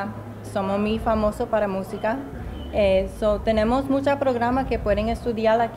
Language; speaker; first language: Spanish; early bilingual, heritage; Spanish